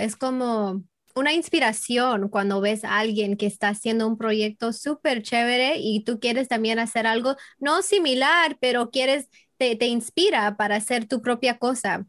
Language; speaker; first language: Spanish; early bilingual, heritage; English